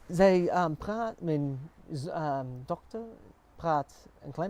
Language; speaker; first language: Dutch; early bilingual, heritage; English